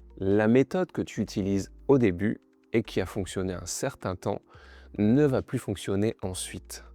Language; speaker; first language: French; native; French